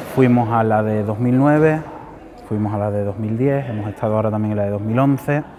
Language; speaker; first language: Spanish; native; Spanish